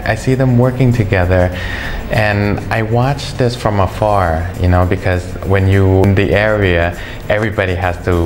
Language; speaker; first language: English; early bilingual, other home language; Thai